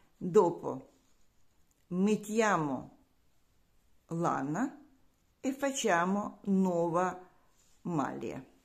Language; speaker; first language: Italian; non-native, learner; Russian